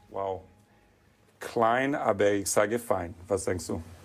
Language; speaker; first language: German; non-native, fluent; Italian